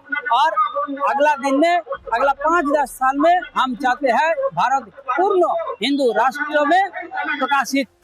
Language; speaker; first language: Hindi; non-native, local second language; Bangla